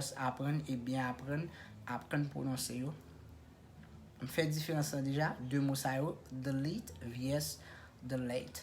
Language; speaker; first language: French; non-native, local second language; Haitian Creole